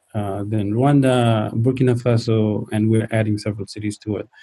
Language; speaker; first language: English; non-native, local second language; Nepali